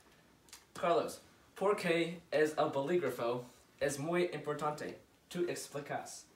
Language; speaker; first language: Spanish; non-native, learner; English